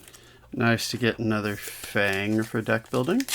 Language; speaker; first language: English; native; English